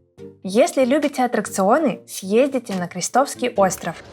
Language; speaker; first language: Russian; native; Russian